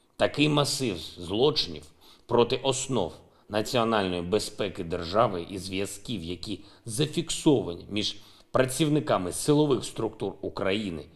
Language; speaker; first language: Ukrainian; non-native, local second language; Russian